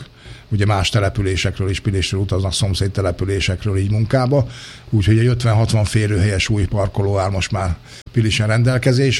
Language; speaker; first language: Hungarian; native; Hungarian